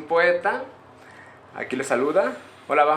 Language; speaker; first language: Spanish; native; Spanish